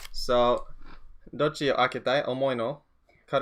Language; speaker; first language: Japanese; non-native, learner; English